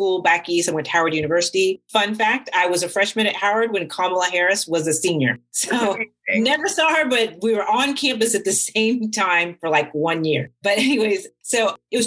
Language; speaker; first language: English; native; English